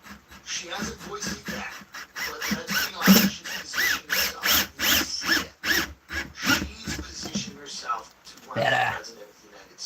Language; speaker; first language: English; native; English